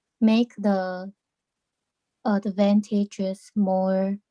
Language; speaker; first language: English; non-native, learner; Chinese